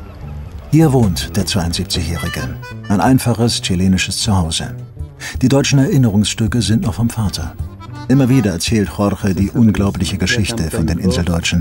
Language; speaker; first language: German; native; German